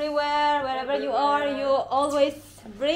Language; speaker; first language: English; non-native, learner; Indonesian